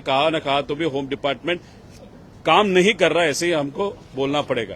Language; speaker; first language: Hindi; non-native, local second language; Marathi